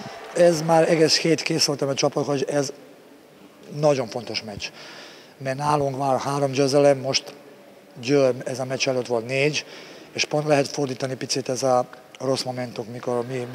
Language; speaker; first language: Hungarian; non-native, learner; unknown